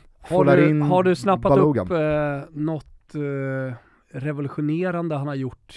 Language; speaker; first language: Swedish; native; Swedish